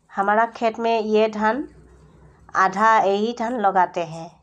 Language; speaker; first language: Hindi; non-native, local second language; Assamese